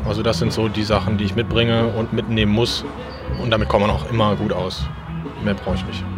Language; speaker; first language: German; native; German